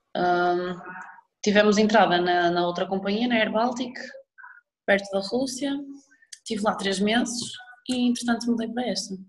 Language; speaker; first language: Portuguese; native; Portuguese